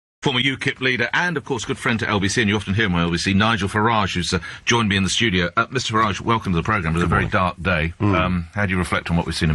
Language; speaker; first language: English; native; English